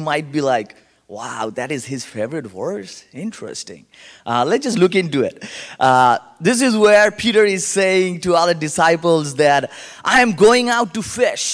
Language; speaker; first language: English; non-native, local second language; Bangla